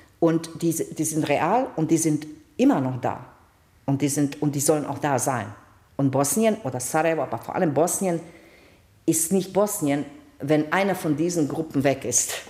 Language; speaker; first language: German; non-native, fluent; Bosnian